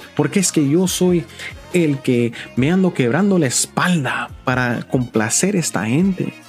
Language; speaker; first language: Spanish; early bilingual, heritage; Spanish